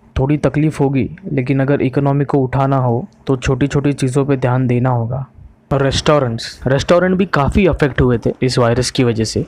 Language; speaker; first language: Hindi; non-native, local second language; Marathi